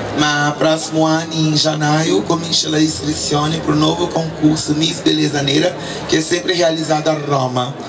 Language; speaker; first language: Italian; non-native, fluent; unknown